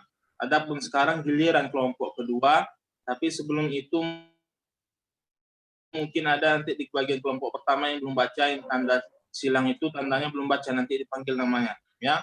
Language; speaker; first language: Indonesian; native; Indonesian